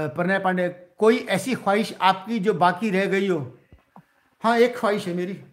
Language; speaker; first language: Hindi; native; Hindi